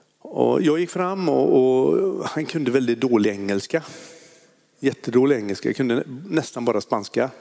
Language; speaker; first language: Swedish; native; Swedish